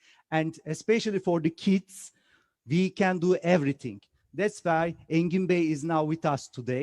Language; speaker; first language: English; non-native, fluent; Turkish